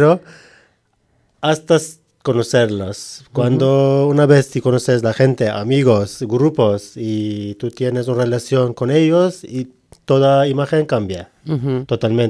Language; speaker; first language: Spanish; non-native, learner; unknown